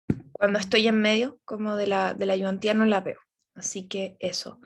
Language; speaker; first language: Spanish; native; Spanish